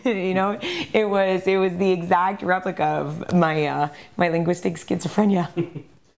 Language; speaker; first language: English; early bilingual, other home language; French